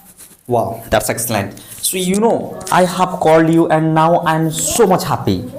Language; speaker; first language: English; non-native, fluent; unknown